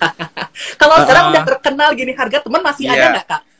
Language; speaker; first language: Indonesian; native; Indonesian